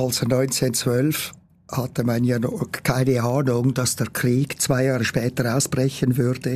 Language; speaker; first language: German; native; German